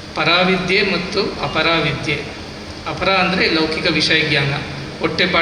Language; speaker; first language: Kannada; non-native, local second language; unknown